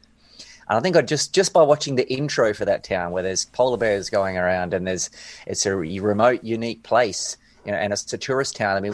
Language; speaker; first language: English; native; English